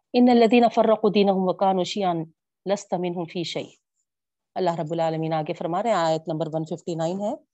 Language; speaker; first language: Urdu; native; Urdu